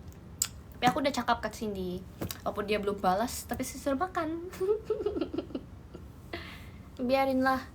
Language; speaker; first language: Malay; non-native, learner; Indonesian